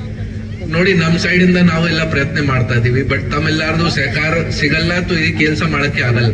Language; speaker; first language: Kannada; non-native, local second language; Hindi